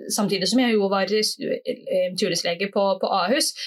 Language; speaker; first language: Norwegian; early bilingual, other home language; Somali